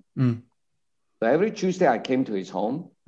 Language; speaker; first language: English; non-native, local second language; Cantonese